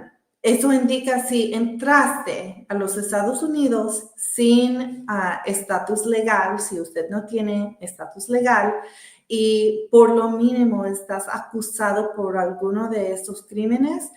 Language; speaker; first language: Spanish; early bilingual, heritage; Spanish